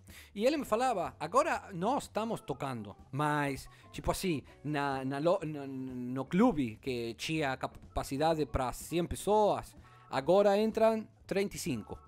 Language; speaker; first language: Portuguese; non-native, learner; Spanish